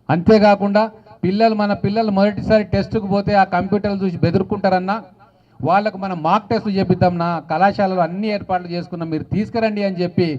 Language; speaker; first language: Telugu; native; Telugu